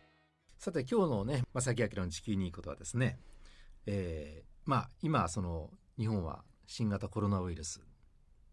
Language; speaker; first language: Japanese; native; Japanese